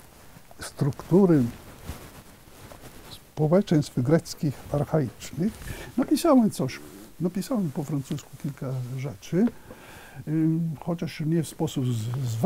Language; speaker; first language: Polish; non-native, fluent; Italian